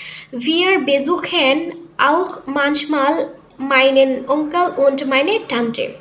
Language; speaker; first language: German; non-native, fluent; Bangla